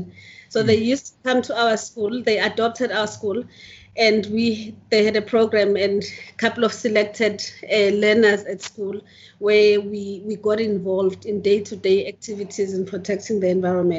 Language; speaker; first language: English; non-native, local second language; Zulu